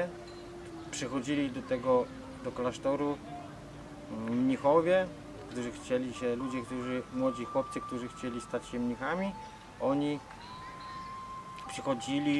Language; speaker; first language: Polish; non-native, fluent; Vietnamese